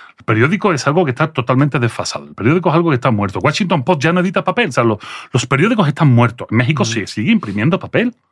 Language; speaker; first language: Spanish; early bilingual, other home language; French